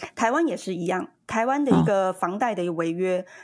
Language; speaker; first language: Chinese; native; Chinese